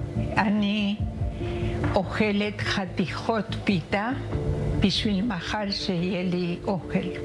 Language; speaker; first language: Hebrew; non-native, learner; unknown